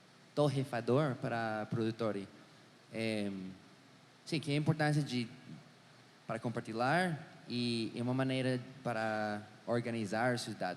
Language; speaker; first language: Portuguese; non-native, learner; English